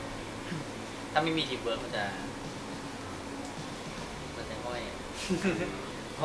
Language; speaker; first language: Thai; native; Thai